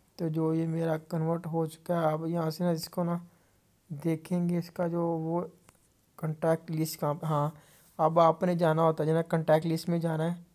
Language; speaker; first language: Urdu; non-native, local second language; Punjabi